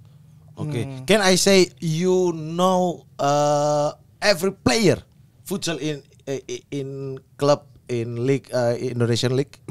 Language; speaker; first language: English; non-native, learner; Indonesian